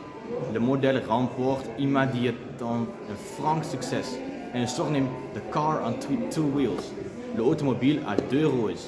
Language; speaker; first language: French; non-native, learner; Dutch